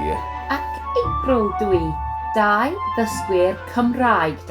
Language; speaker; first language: Welsh; non-native, fluent; English